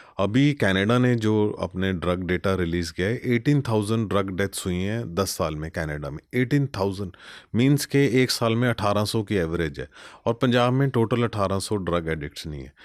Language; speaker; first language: Hindi; non-native, local second language; Punjabi